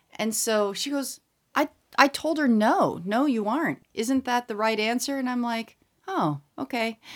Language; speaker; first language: English; native; English